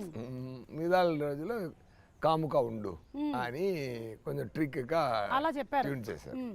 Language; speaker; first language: Telugu; non-native, fluent; Tamil